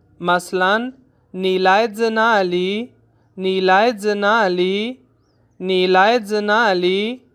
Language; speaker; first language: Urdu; non-native, local second language; Pashto